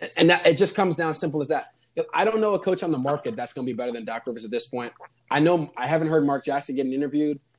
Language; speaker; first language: English; native; English